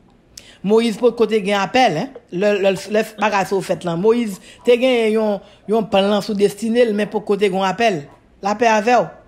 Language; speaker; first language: French; non-native, local second language; Haitian Creole